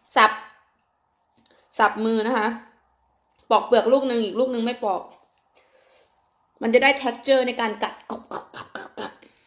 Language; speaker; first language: Thai; native; Thai